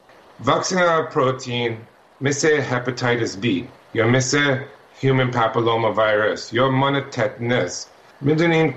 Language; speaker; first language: Persian; early bilingual, heritage; Persian